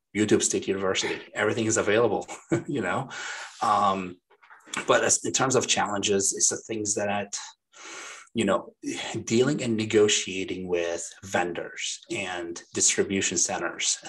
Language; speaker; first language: English; non-native, fluent; Arabic